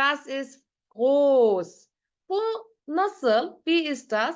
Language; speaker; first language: German; non-native, fluent; Turkish